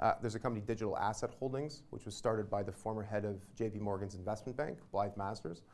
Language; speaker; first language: English; native; English